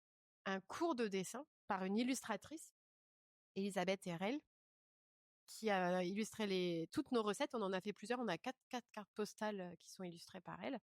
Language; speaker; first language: French; native; French